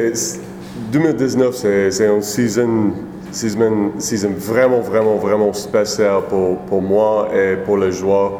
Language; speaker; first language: French; non-native, learner; English